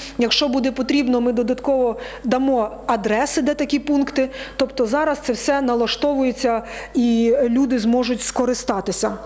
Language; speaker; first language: Ukrainian; native; Ukrainian